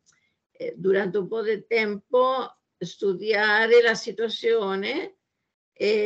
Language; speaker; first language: Italian; non-native, learner; Spanish